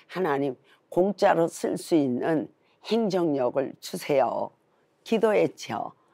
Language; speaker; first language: Korean; native; Korean